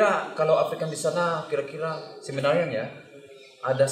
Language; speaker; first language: Indonesian; non-native, learner; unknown